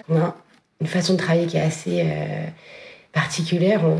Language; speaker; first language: French; native; French